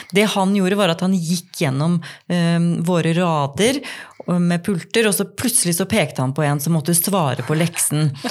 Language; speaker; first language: Norwegian; native; Norwegian